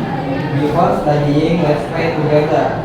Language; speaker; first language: English; non-native, learner; Indonesian